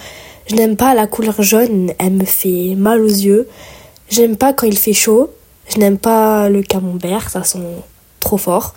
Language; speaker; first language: French; early bilingual, other home language; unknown